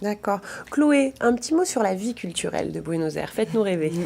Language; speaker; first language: French; native; French